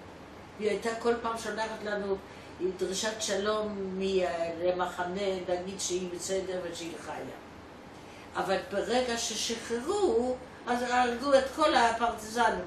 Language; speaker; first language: Hebrew; non-native, fluent; Polish